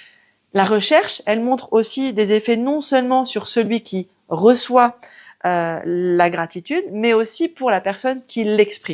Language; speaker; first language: French; native; French